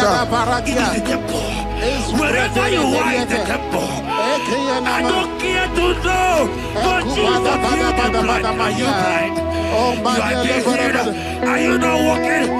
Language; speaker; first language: English; non-native, local second language; Igbo